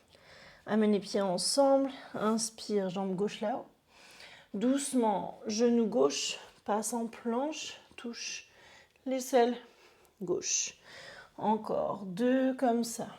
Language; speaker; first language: French; native; French